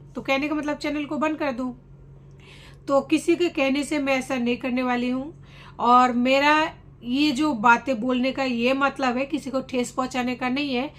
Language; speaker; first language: Hindi; non-native, local second language; Bangla